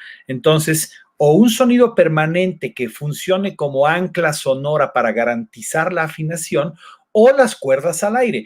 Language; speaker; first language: Spanish; native; Spanish